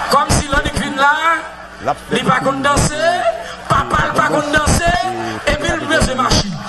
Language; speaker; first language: French; non-native, local second language; Haitian Creole